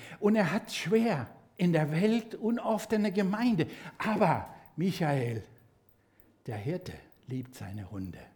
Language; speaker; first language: German; non-native, fluent; Spanish